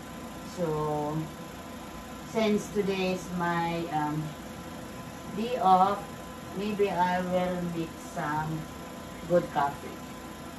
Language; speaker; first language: English; non-native, learner; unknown